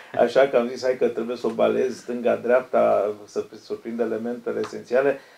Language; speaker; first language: Romanian; native; Romanian